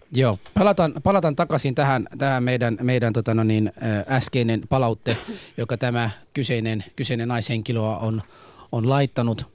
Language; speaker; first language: Finnish; early bilingual, other home language; Somali